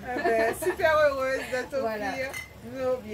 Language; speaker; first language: French; native; French